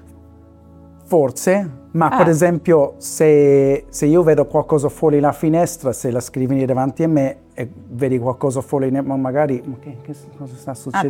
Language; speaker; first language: Italian; non-native, fluent; English